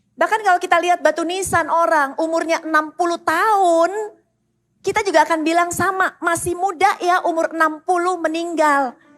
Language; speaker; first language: Indonesian; native; Indonesian